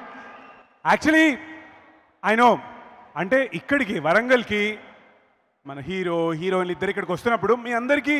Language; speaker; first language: Telugu; native; Telugu